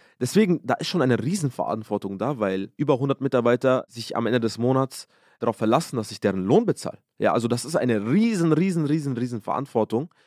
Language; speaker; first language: German; early bilingual, other home language; Arabic